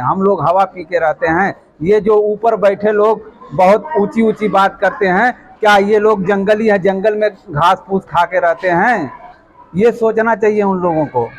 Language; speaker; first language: Hindi; native; Hindi